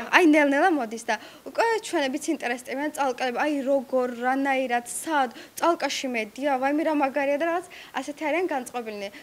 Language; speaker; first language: Georgian; non-native, local second language; Azerbaijani